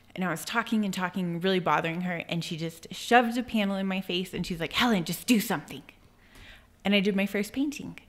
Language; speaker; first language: English; native; English